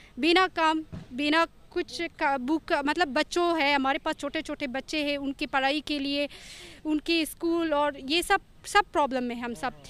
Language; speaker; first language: Hindi; non-native, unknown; Persian